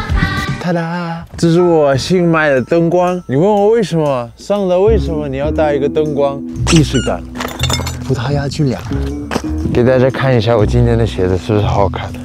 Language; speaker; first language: Chinese; non-native, fluent; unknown